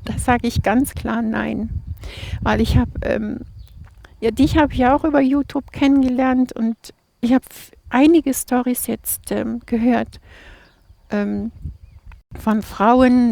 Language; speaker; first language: German; native; German